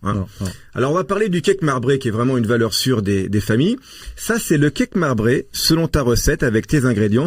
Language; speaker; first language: French; native; French